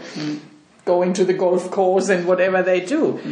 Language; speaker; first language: English; non-native, fluent; German